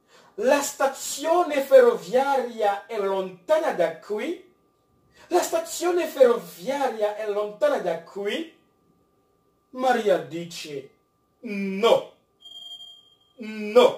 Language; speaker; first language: Italian; non-native, fluent; French